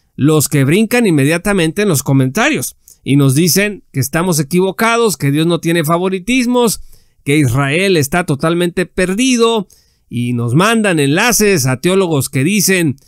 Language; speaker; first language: Spanish; native; Spanish